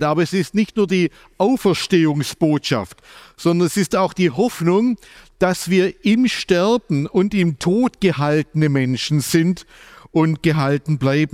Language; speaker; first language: German; native; German